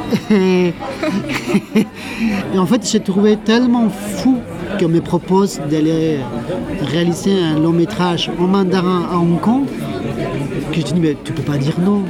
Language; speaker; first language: French; non-native, fluent; Spanish